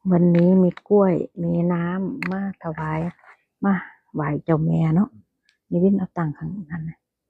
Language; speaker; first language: Thai; native; Thai